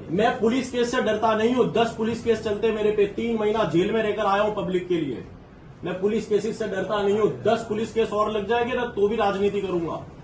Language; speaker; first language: Hindi; non-native, local second language; Gujarati